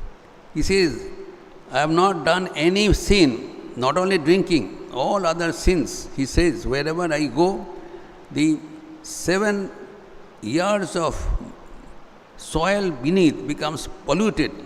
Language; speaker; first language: English; non-native, local second language; Hindi